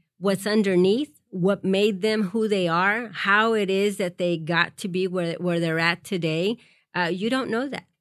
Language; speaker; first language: English; early bilingual, other home language; Spanish